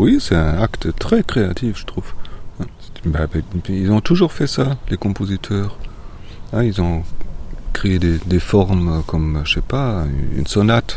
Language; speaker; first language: French; non-native, fluent; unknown